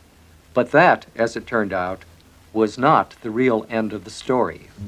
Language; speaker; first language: English; native; English